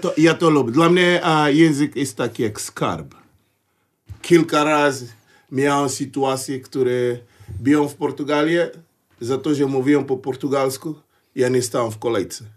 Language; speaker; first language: Polish; non-native, fluent; Portuguese